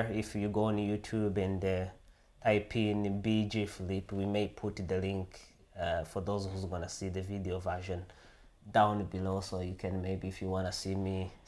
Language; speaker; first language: English; non-native, local second language; Kinyarwanda